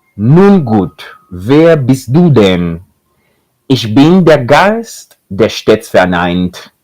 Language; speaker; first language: German; non-native, fluent; Spanish